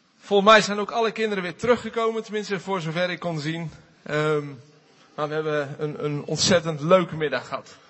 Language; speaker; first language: Dutch; native; Dutch